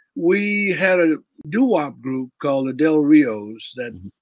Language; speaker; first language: English; native; English